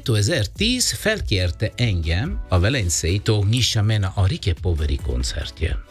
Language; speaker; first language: Hungarian; non-native, learner; Italian